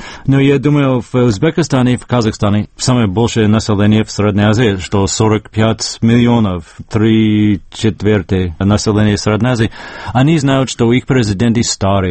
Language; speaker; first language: Russian; non-native, fluent; English